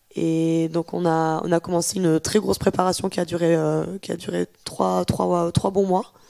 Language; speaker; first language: French; native; French